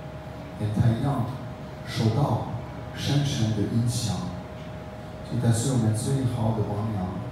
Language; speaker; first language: Chinese; non-native, fluent; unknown